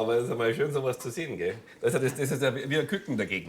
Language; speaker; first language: German; native; German